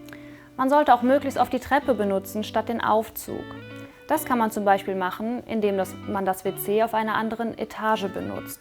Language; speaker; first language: German; native; German